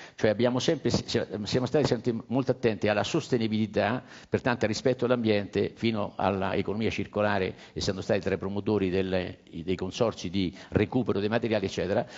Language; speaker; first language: Italian; native; Italian